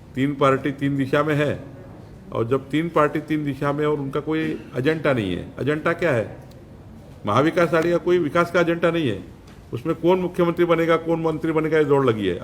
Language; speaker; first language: Hindi; non-native, local second language; Marathi